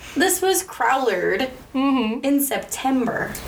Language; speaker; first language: English; native; English